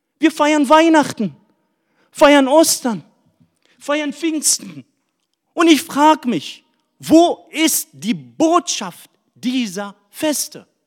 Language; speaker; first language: German; non-native, fluent; Arabic